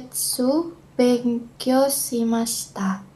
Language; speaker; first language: Japanese; non-native, learner; Indonesian